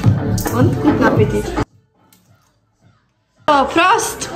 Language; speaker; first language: German; early bilingual, other home language; Turkish